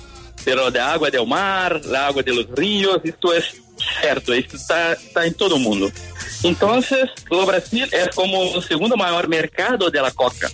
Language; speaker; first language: Spanish; non-native, learner; Portuguese